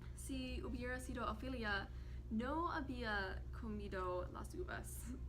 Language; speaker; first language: Spanish; non-native, learner; English